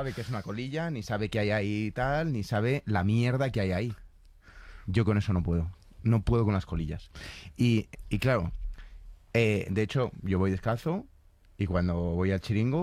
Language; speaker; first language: Spanish; native; Spanish